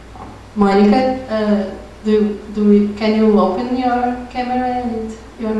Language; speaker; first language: English; non-native, learner; Portuguese